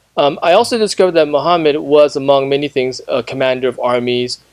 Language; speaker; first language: English; native; English